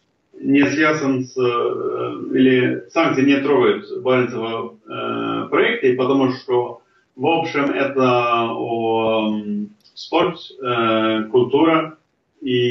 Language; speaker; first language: Russian; non-native, fluent; Norwegian